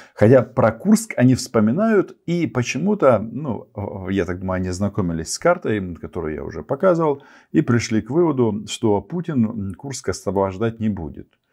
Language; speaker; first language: Russian; non-native, local second language; Ukrainian